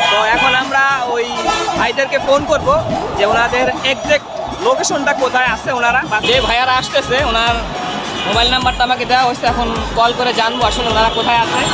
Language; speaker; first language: Bangla; native; Bangla